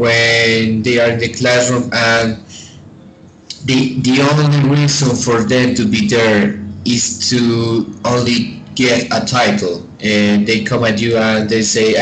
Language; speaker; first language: English; non-native, fluent; Spanish